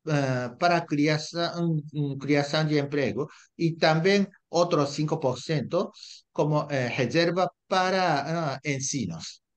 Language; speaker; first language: Portuguese; non-native, fluent; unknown